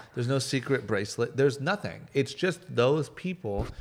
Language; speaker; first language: English; native; English